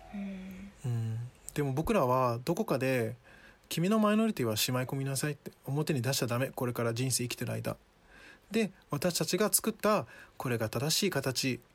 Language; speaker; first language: Japanese; early bilingual, other home language; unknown